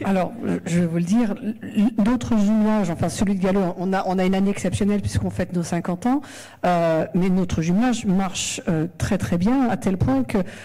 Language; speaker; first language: French; native; French